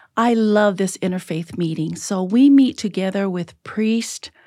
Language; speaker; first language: English; early bilingual, other home language; Tongan